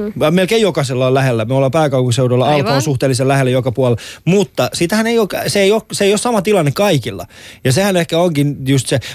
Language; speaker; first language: Finnish; early bilingual, other home language; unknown